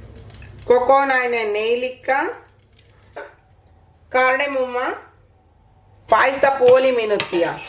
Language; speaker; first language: Finnish; non-native, learner; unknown